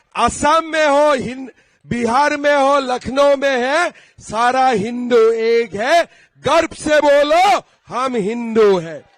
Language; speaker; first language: Hindi; non-native, local second language; Assamese